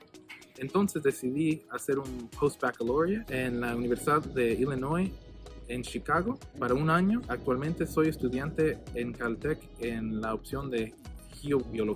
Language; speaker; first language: Spanish; early bilingual, heritage; Spanish